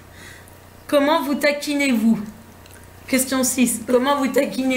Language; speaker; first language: French; native; French